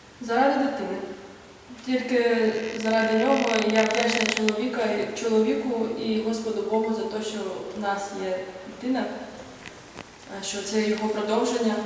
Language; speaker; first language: Ukrainian; native; Ukrainian